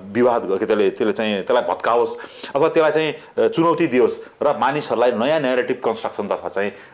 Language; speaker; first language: Nepali; native; Nepali